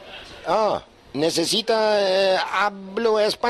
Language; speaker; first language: Spanish; non-native, learner; German